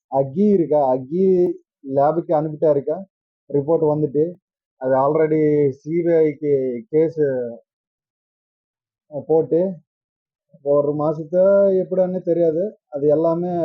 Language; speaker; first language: Tamil; non-native, learner; Telugu